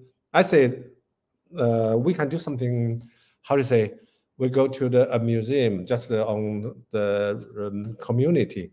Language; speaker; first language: English; non-native, learner; Chinese